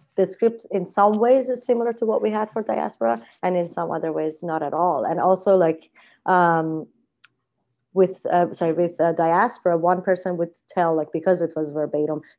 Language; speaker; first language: English; non-native, fluent; Persian